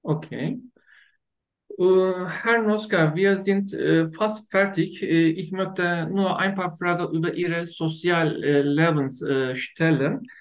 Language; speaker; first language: German; non-native, learner; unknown